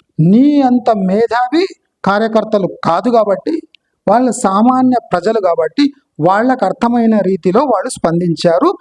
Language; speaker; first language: Telugu; non-native, local second language; Kannada